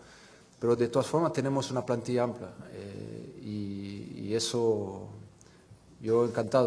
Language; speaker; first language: Spanish; non-native, fluent; French